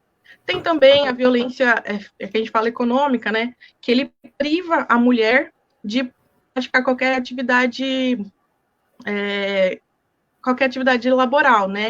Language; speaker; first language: Portuguese; native; Portuguese